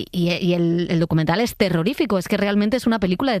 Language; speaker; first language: Spanish; native; Spanish